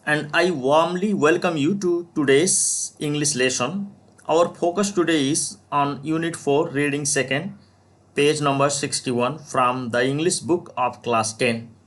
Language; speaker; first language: English; non-native, local second language; Nepali